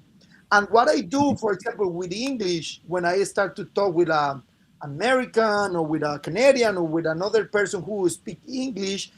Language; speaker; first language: English; non-native, fluent; Spanish